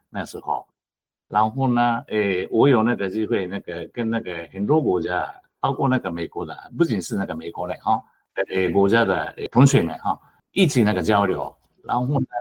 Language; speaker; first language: Chinese; non-native, fluent; Japanese